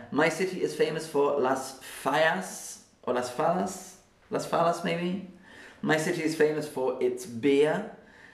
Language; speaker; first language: English; native; English